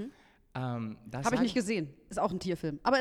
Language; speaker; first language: German; native; German